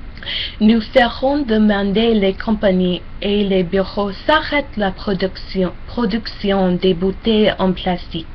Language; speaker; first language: French; non-native, learner; English